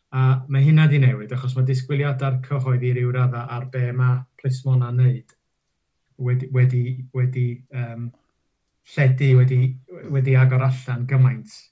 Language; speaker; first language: Welsh; non-native, local second language; English